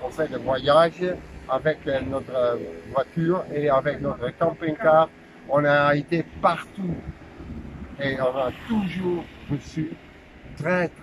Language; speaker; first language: French; non-native, fluent; Dutch